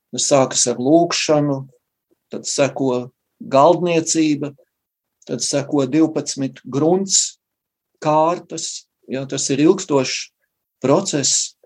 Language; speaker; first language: Latvian; native; Latvian